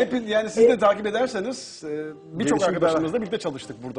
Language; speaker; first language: Turkish; native; Turkish